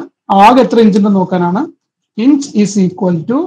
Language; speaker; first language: Malayalam; native; Malayalam